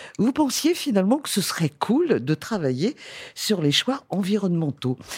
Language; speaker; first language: French; native; French